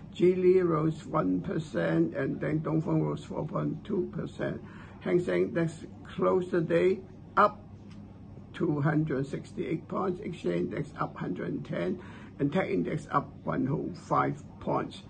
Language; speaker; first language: English; non-native, local second language; Cantonese